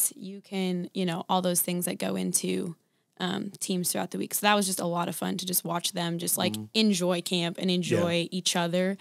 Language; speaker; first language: English; native; English